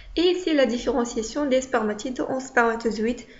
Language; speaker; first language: French; non-native, local second language; Arabic